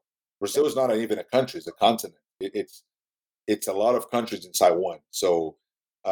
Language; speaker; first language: English; non-native, fluent; Portuguese